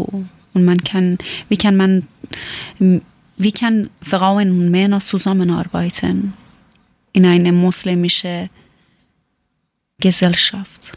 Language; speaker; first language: German; non-native, learner; Persian